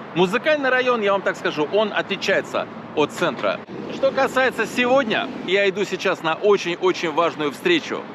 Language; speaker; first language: Russian; native; Russian